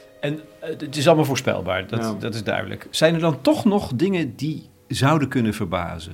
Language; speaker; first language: Dutch; native; Dutch